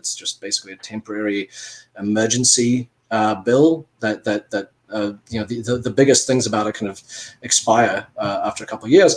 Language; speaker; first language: English; native; English